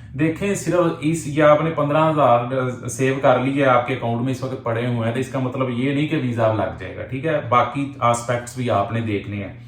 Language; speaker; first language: Urdu; non-native, local second language; Punjabi